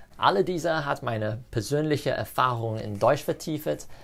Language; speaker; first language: English; non-native, local second language; Cantonese